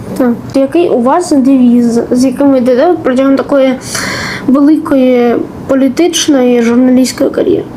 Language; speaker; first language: Ukrainian; native; Ukrainian